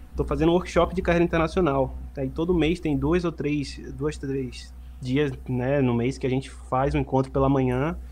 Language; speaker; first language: Portuguese; native; Portuguese